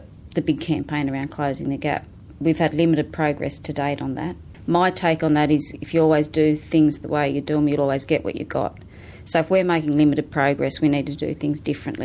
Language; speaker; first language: English; native; English